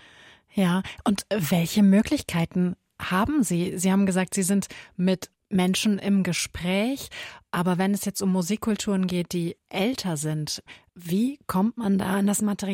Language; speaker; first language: German; native; German